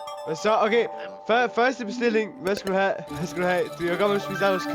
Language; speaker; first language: Danish; native; Danish